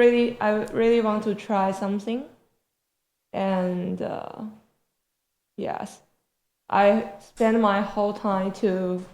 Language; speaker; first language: English; non-native, learner; Chinese